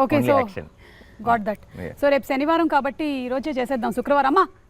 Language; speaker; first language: Telugu; native; Telugu